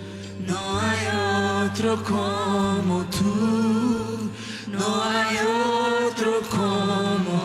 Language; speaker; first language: Spanish; non-native, local second language; Portuguese